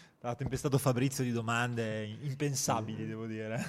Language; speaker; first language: Italian; native; Italian